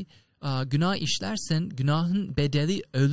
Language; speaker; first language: Turkish; non-native, fluent; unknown